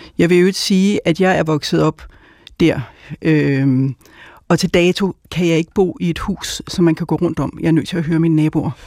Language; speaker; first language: Danish; native; Danish